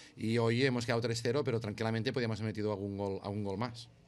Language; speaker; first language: Spanish; non-native, local second language; Catalan